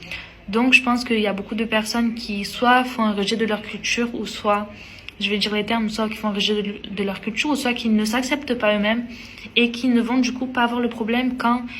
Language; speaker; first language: French; early bilingual, other home language; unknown